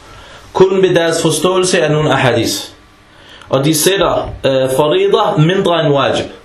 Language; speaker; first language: Danish; early bilingual, other home language; Arabic